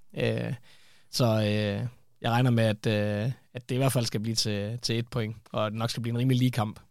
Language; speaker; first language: Danish; native; Danish